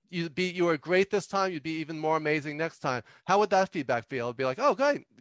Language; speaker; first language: English; native; English